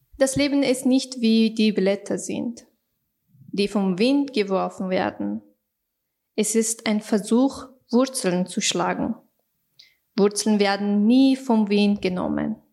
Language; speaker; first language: German; non-native, fluent; Persian